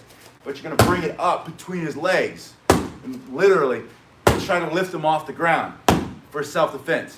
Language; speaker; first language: English; native; English